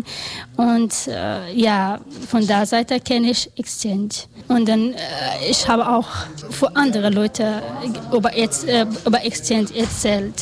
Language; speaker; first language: German; non-native, learner; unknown